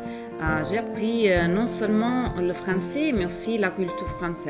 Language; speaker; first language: French; non-native, learner; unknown